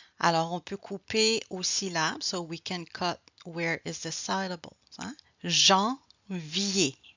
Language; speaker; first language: French; native; French